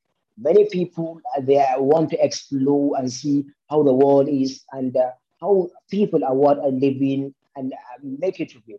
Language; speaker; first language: English; non-native, local second language; Hausa